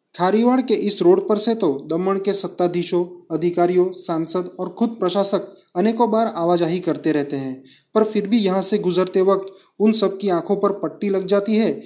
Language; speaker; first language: Hindi; non-native, local second language; Gujarati